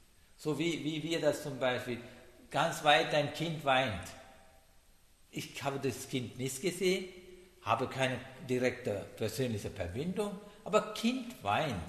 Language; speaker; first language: German; non-native, learner; Sinhala